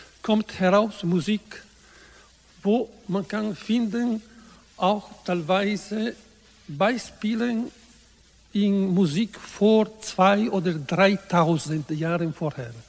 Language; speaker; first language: German; non-native, learner; Italian